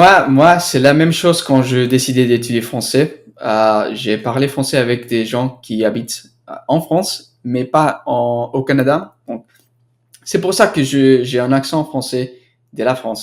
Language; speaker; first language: French; non-native, learner; Spanish